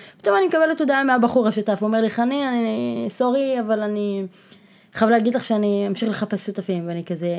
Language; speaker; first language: Hebrew; non-native, local second language; Arabic